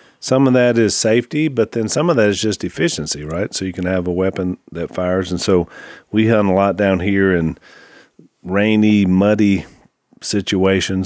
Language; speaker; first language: English; native; English